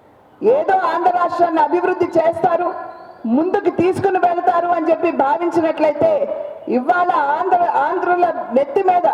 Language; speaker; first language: Telugu; native; Telugu